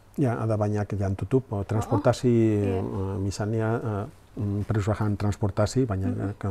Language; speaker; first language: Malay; non-native, learner; Spanish